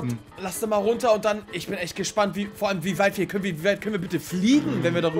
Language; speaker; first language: German; native; German